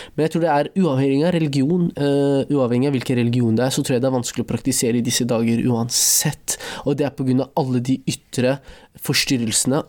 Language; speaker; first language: Norwegian; early bilingual, other home language; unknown